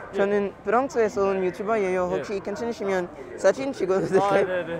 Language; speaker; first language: Korean; non-native, learner; French